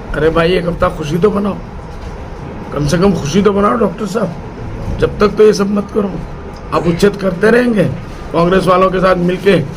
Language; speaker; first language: Hindi; non-native, local second language; Assamese